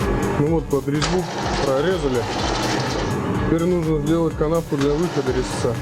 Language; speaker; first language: Russian; native; Russian